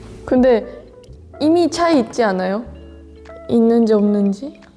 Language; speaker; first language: Korean; non-native, fluent; Japanese